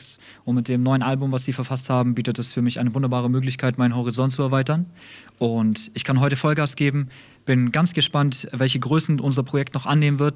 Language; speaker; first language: German; early bilingual, other home language; Russian